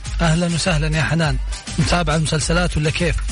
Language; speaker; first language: Arabic; native; Arabic